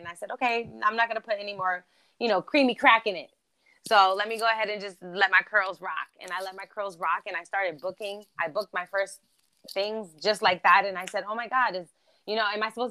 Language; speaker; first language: English; non-native, fluent; German